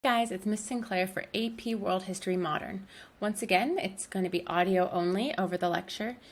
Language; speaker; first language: English; native; English